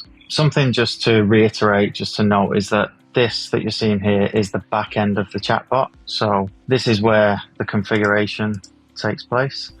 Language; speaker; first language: English; native; English